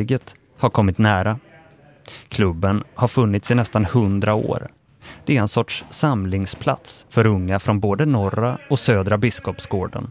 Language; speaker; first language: Swedish; native; Swedish